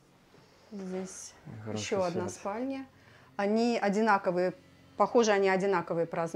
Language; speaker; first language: Russian; native; Russian